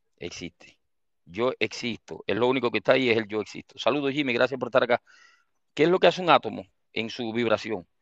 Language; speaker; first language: Spanish; native; Spanish